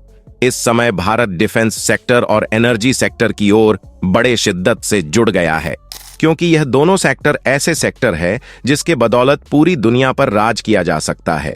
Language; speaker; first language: Hindi; native; Hindi